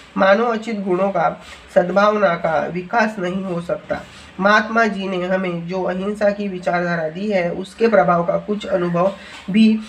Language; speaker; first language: Hindi; non-native, local second language; Marathi